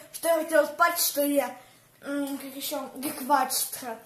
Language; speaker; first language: Russian; early bilingual, heritage; Russian